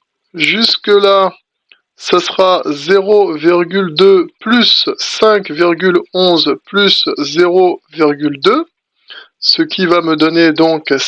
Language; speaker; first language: French; native; French